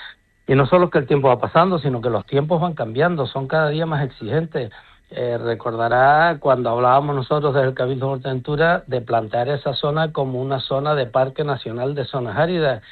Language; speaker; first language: Spanish; native; Spanish